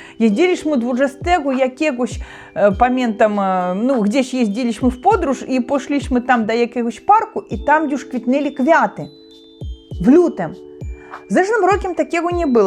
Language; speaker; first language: Polish; non-native, learner; Russian